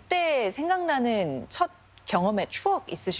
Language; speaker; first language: Korean; native; Korean